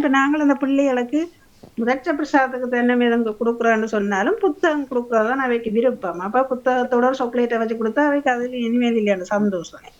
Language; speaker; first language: Tamil; native; Tamil